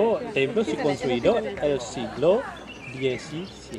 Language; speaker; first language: Spanish; non-native, learner; Balinese